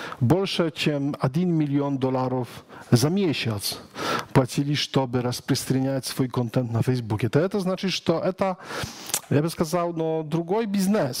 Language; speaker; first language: Russian; non-native, learner; Polish